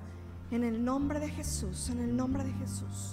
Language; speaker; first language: Spanish; native; Spanish